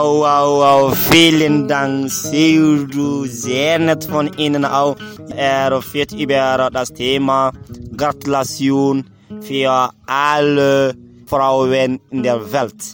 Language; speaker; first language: German; non-native, learner; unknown